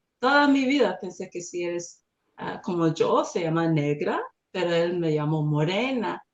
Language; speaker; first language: Spanish; non-native, learner; English